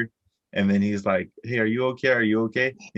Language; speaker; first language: English; native; English